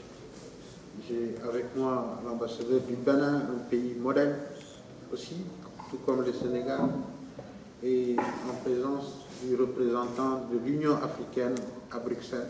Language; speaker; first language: French; non-native, local second language; Wolof